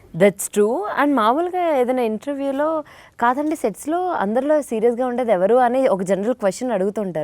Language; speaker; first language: Telugu; native; Telugu